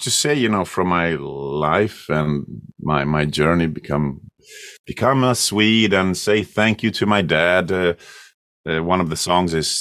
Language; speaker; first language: English; non-native, fluent; Swedish